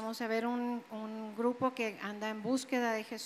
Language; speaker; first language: Spanish; native; Spanish